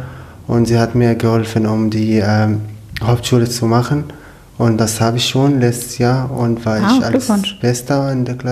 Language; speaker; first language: German; non-native, learner; Arabic